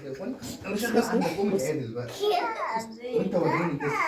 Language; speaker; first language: Arabic; native; Arabic